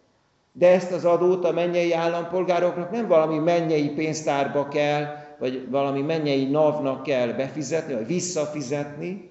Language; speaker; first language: Hungarian; native; Hungarian